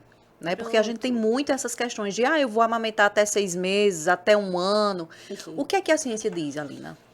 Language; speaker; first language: Portuguese; native; Portuguese